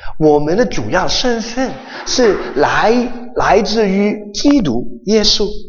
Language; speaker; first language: Chinese; non-native, local second language; Cantonese